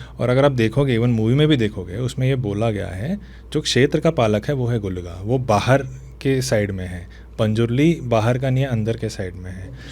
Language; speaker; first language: Hindi; non-native, local second language; Tulu